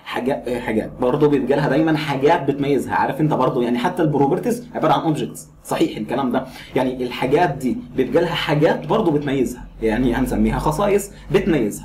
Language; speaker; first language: Arabic; native; Arabic